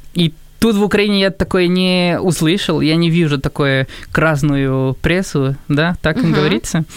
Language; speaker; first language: Russian; non-native, fluent; Spanish